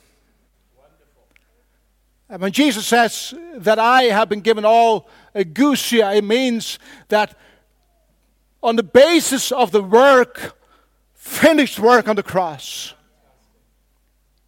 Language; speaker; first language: English; non-native, fluent; Faroese